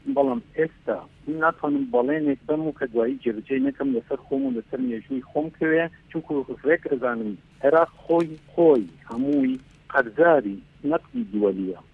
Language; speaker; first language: Central Kurdish; non-native, local second language; Southern Kurdish